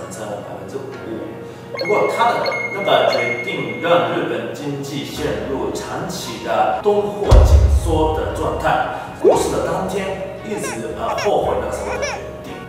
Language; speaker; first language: Chinese; non-native, fluent; Japanese